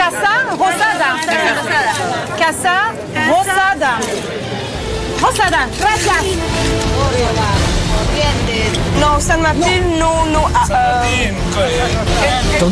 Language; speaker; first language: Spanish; non-native, learner; French